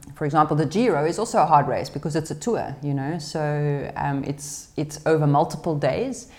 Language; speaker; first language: English; native; English